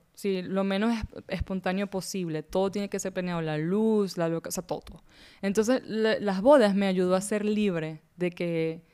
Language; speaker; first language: Spanish; native; Spanish